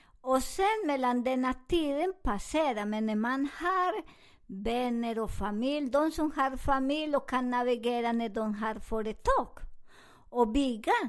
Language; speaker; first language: Swedish; non-native, learner; Spanish